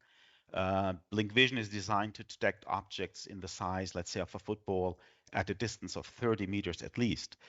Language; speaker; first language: English; non-native, fluent; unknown